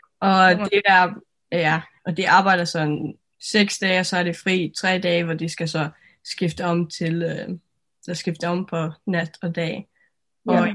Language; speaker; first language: Danish; non-native, local second language; Faroese